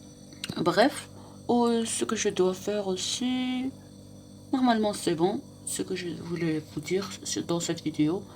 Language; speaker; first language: French; non-native, local second language; Arabic